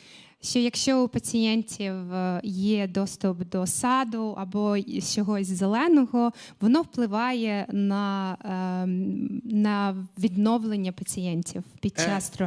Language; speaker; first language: Ukrainian; native; Ukrainian